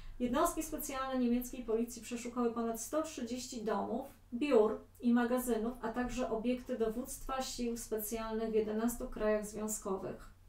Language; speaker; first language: Polish; native; Polish